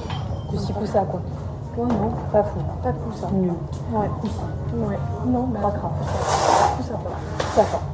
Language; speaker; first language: French; native; French